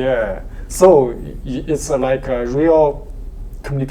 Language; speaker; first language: English; non-native, learner; Chinese